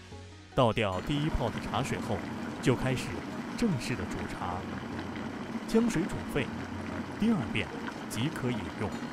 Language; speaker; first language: Chinese; native; Chinese